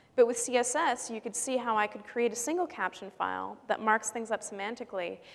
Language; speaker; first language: English; native; English